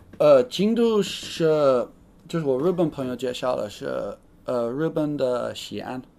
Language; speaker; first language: Chinese; non-native, fluent; English